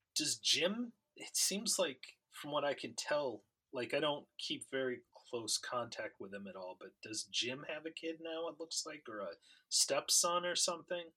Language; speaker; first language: English; native; English